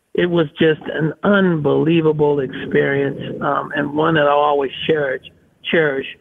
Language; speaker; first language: English; native; English